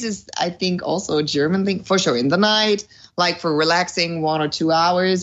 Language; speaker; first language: English; non-native, fluent; German